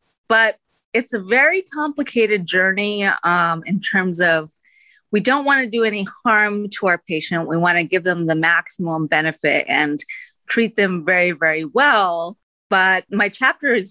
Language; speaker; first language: English; native; English